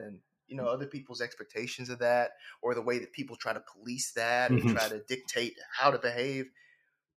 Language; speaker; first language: English; native; English